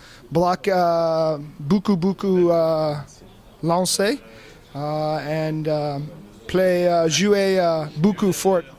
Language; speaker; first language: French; non-native, learner; English